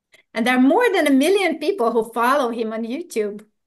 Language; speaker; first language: English; non-native, fluent; Hungarian